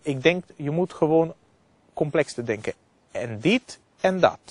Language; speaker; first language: Dutch; non-native, fluent; Hungarian